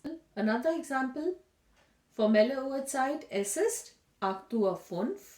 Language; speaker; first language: German; non-native, fluent; Hindi